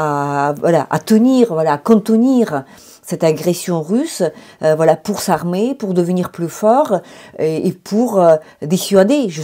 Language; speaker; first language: French; non-native, fluent; Ukrainian